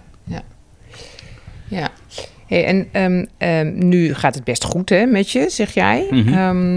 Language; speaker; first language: Dutch; native; Dutch